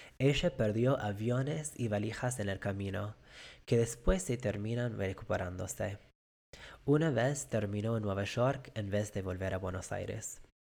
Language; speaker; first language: Spanish; non-native, fluent; English